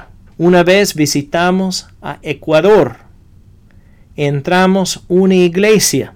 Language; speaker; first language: Spanish; non-native, fluent; English